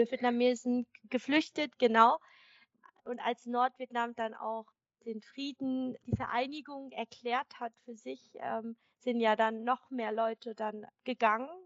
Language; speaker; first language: German; early bilingual, other home language; Vietnamese